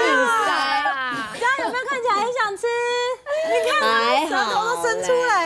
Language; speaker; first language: Chinese; native; Chinese